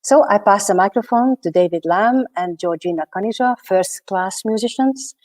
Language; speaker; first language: English; non-native, fluent; Hungarian